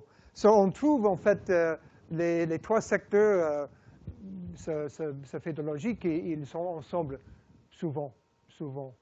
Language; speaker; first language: French; non-native, fluent; English